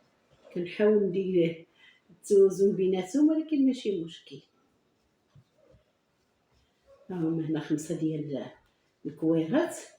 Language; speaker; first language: Arabic; native; Arabic